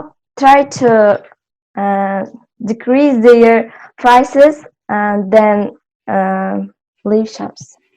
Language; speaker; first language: English; non-native, learner; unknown